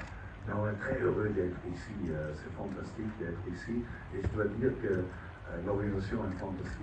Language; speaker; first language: French; non-native, fluent; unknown